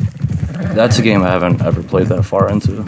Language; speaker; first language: English; native; English